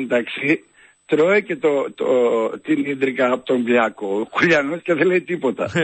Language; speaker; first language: Greek; native; Greek